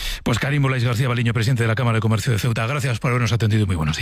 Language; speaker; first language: Spanish; native; Spanish